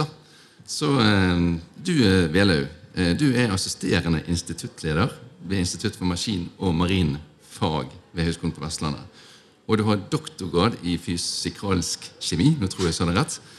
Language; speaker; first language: Norwegian; native; Norwegian